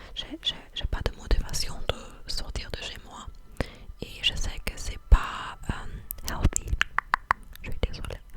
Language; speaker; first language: French; non-native, fluent; English